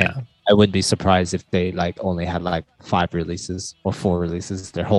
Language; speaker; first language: English; native; English